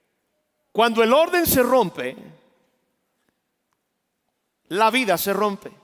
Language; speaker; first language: Spanish; native; Spanish